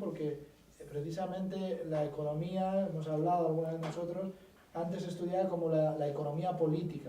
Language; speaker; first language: Spanish; native; Spanish